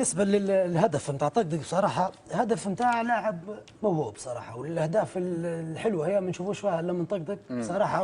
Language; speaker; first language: Arabic; native; Arabic